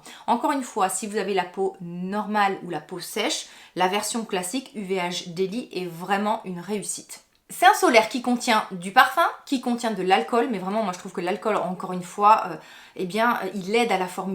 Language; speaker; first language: French; native; French